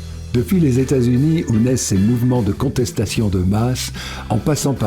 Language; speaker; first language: French; native; French